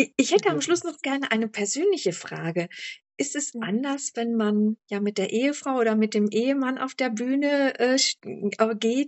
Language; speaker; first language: German; native; German